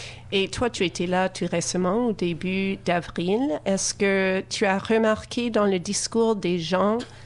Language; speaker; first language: French; native; French